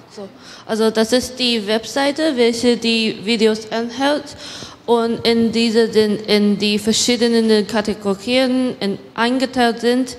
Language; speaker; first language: German; non-native, learner; Chinese